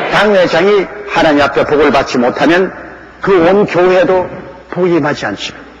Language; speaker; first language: Korean; native; Korean